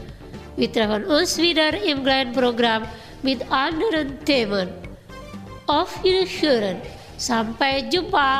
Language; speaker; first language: German; non-native, fluent; Indonesian